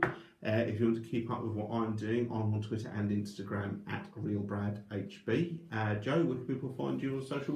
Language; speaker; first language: English; native; English